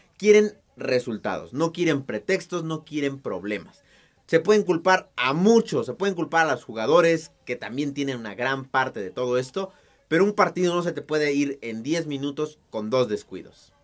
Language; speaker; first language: Spanish; native; Spanish